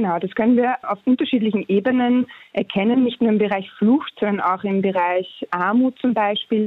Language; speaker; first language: German; native; German